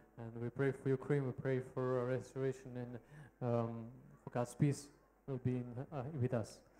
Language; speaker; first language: English; non-native, fluent; Russian